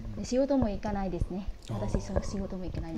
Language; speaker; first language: Japanese; non-native, learner; Vietnamese